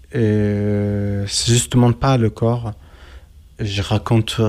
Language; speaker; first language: French; non-native, learner; Turkish